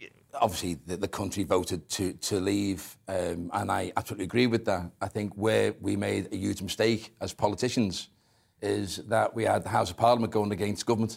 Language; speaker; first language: English; native; English